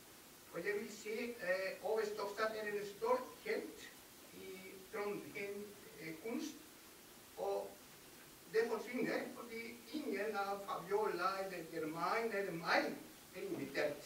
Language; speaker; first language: Norwegian; non-native, learner; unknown